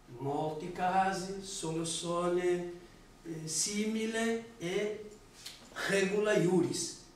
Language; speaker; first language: Italian; non-native, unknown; Portuguese